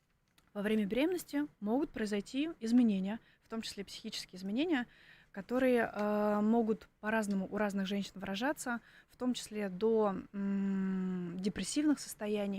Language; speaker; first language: Russian; native; Russian